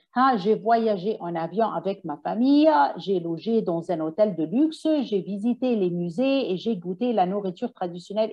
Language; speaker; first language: French; non-native, fluent; Arabic